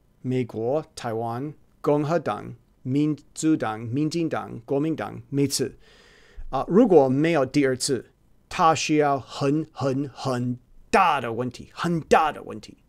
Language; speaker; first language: Chinese; non-native, learner; English